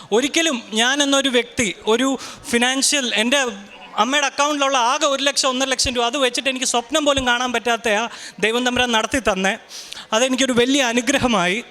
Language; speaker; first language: Malayalam; early bilingual, heritage; Malayalam